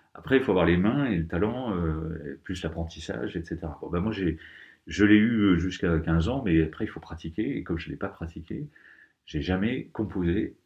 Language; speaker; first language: French; native; French